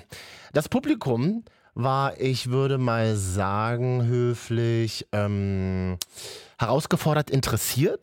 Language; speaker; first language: German; native; German